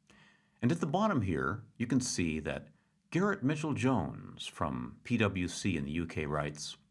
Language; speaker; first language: English; native; English